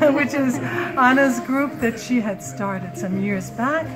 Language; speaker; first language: English; native; English